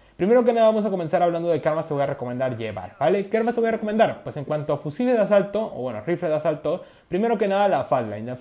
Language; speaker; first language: Spanish; native; Spanish